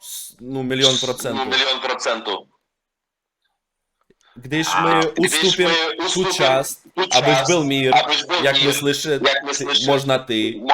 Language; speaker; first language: Czech; non-native, learner; Russian